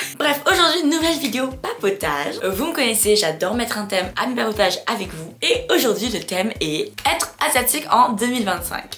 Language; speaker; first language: French; non-native, fluent; Khmer